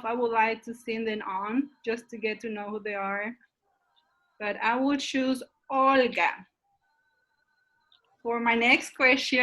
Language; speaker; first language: English; non-native, fluent; Spanish